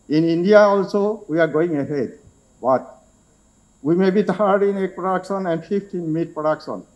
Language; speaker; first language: English; non-native, local second language; Assamese